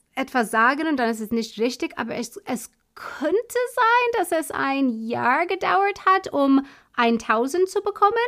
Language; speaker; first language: German; non-native, fluent; English